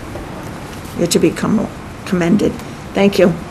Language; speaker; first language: English; native; English